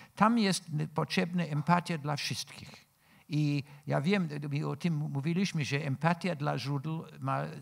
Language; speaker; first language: Polish; non-native, fluent; English